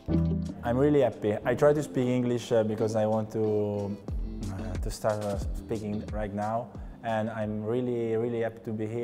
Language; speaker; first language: English; non-native, learner; Italian